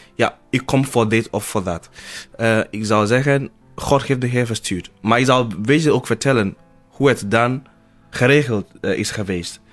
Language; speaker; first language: Dutch; non-native, fluent; Ewe